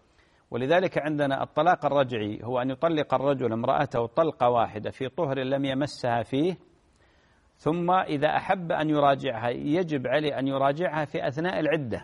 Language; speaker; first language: Arabic; native; Arabic